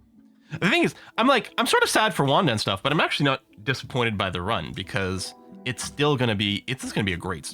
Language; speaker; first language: English; native; English